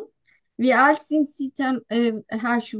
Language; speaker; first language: German; non-native, learner; Turkish